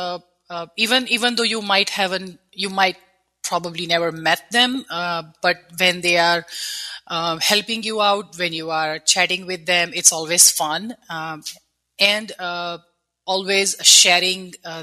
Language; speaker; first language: English; non-native, local second language; Gujarati